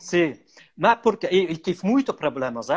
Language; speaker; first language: Portuguese; non-native, learner; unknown